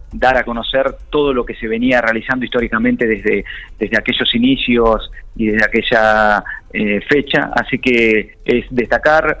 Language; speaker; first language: Spanish; native; Spanish